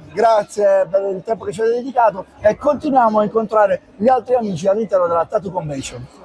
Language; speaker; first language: Italian; native; Italian